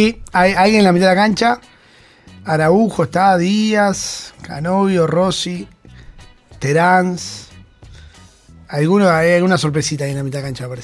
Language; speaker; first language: Spanish; native; Spanish